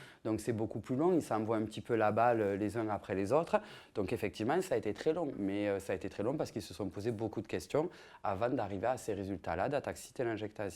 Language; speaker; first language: French; native; French